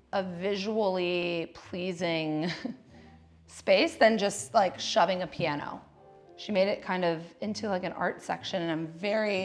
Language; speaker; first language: English; native; English